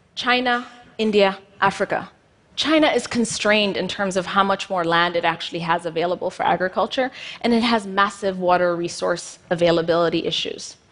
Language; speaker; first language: English; non-native, fluent; Amharic